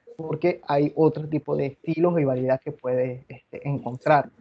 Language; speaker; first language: Spanish; native; Spanish